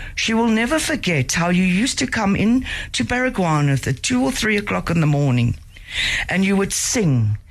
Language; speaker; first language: English; native; English